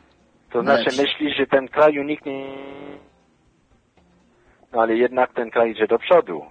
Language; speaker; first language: Polish; non-native, fluent; French